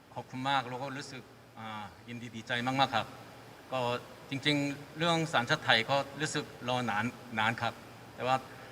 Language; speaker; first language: Thai; non-native, fluent; Korean